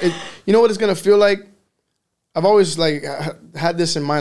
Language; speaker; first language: English; early bilingual, other home language; Spanish